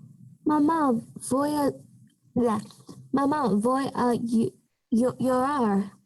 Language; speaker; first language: Spanish; non-native, learner; English